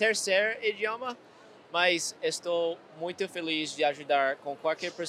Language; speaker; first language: Portuguese; non-native, fluent; English